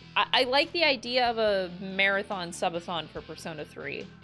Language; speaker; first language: English; native; English